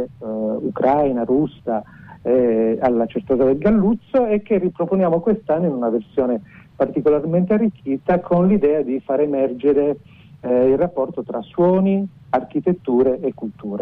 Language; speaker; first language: Italian; native; Italian